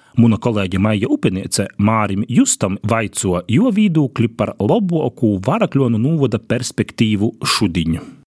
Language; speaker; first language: Latvian; native; Latvian